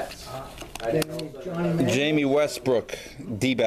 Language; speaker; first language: English; native; English